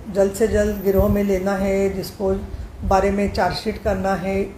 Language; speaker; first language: Hindi; non-native, local second language; Marathi